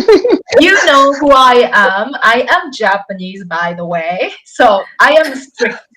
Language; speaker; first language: English; non-native, fluent; Japanese